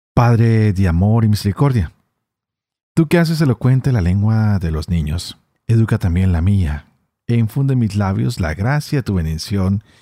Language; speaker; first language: Spanish; native; Spanish